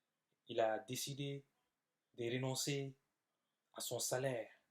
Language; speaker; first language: French; non-native, local second language; Bambara